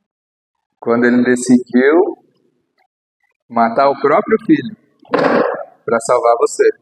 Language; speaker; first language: Portuguese; native; Portuguese